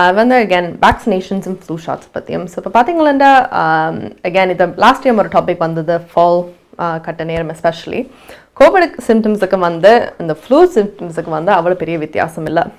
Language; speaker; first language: Tamil; early bilingual, heritage; Tamil